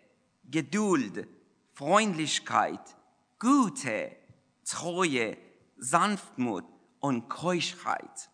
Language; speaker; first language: German; non-native, fluent; Persian